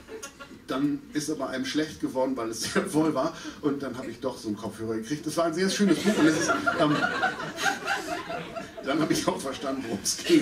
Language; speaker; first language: German; native; German